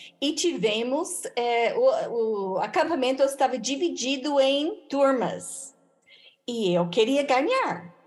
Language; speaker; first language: Portuguese; non-native, fluent; English